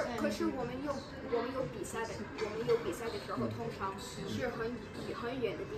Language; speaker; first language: Chinese; non-native, fluent; English